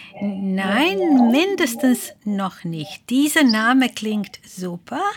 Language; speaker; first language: German; non-native, fluent; Croatian